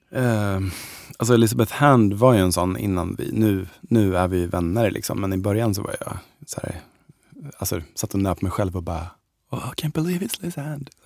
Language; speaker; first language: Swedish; native; Swedish